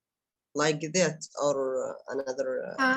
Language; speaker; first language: English; non-native, learner; Arabic